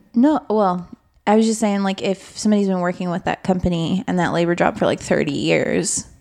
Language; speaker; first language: English; native; English